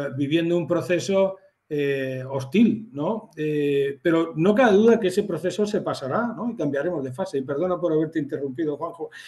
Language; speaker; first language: Spanish; native; Spanish